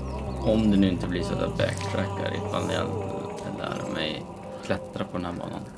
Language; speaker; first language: Swedish; native; Swedish